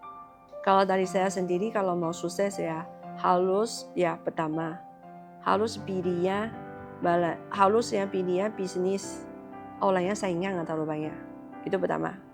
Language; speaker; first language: Indonesian; non-native, learner; Chinese